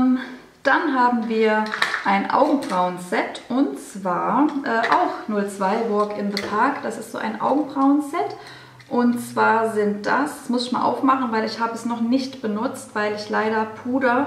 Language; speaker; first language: German; native; German